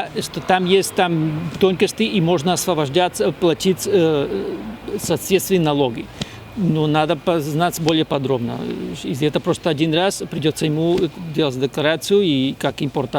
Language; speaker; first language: Russian; non-native, fluent; Spanish